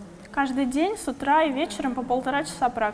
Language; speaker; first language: Russian; native; Russian